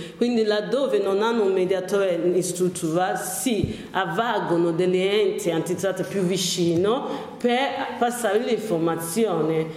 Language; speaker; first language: Italian; non-native, fluent; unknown